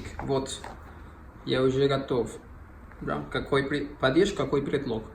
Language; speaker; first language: Russian; non-native, learner; Spanish